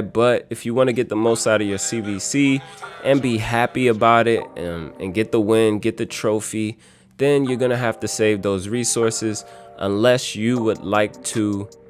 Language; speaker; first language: English; native; English